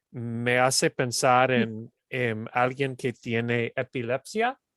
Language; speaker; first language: Spanish; non-native, fluent; English